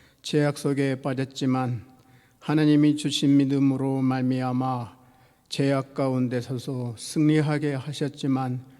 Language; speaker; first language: Korean; native; Korean